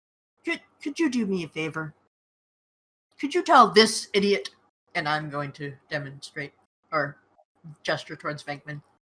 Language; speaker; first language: English; native; English